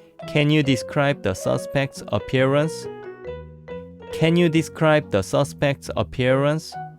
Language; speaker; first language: English; non-native, fluent; Korean